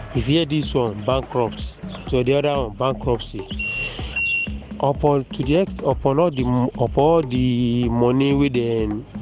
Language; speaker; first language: Nigerian Pidgin; non-native, local second language; Yoruba